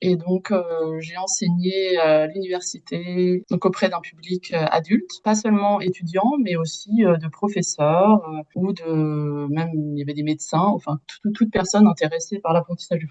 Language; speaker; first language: French; native; French